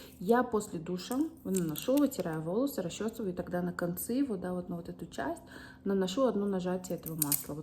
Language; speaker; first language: Russian; early bilingual, heritage; Russian